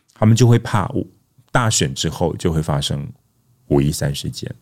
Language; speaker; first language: Chinese; non-native, local second language; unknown